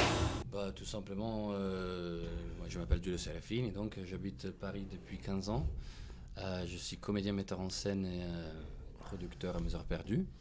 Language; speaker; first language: French; non-native, fluent; Italian